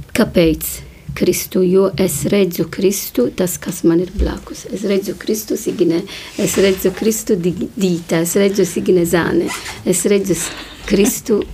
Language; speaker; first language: Latvian; non-native, learner; Maltese